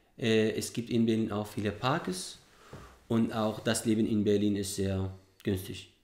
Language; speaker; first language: German; non-native, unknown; Arabic